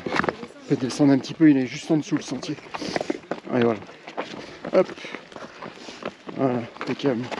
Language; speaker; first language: French; native; French